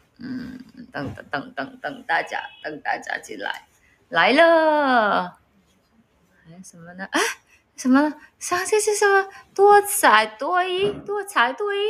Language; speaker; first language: Chinese; non-native, learner; Vietnamese